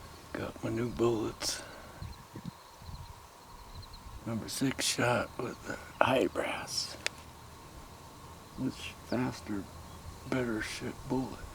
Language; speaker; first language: English; native; English